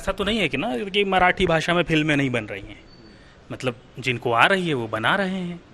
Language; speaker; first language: Hindi; native; Hindi